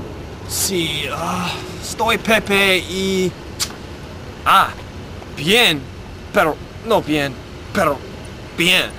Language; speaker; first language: Spanish; non-native, learner; English